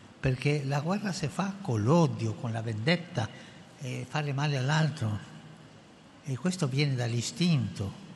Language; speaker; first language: Italian; non-native, fluent; Spanish